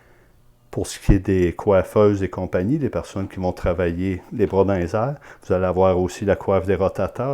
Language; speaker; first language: French; native; French